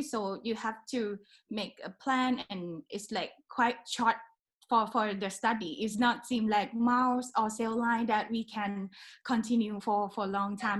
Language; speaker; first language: English; non-native, learner; Thai